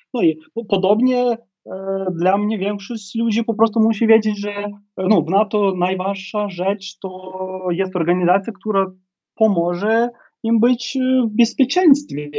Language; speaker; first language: Polish; non-native, fluent; Ukrainian